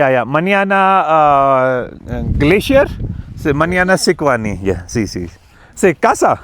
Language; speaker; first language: Spanish; non-native, learner; Hindi